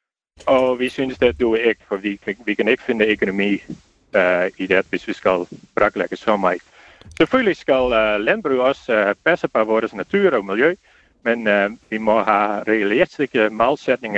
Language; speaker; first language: Danish; non-native, fluent; Dutch